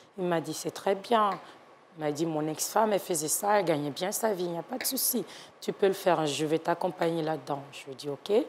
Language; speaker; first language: French; non-native, local second language; Yoruba